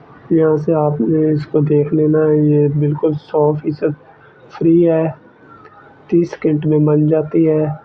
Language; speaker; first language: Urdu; non-native, local second language; Punjabi